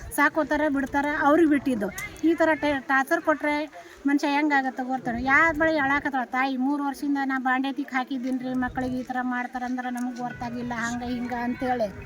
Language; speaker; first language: Kannada; non-native, local second language; Lambadi